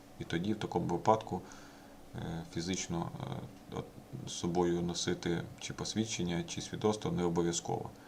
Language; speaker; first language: Ukrainian; native; Ukrainian